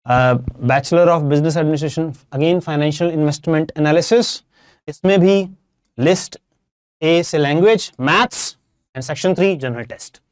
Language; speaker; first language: Hindi; non-native, local second language; Punjabi